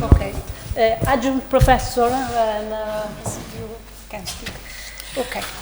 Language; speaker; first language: English; non-native, learner; Italian